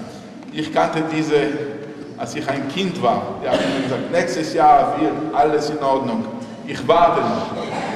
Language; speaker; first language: German; non-native, fluent; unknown